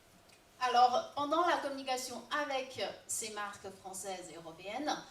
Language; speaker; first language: French; non-native, fluent; Chinese